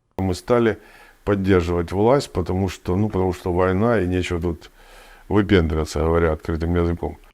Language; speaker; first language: Ukrainian; non-native, local second language; Russian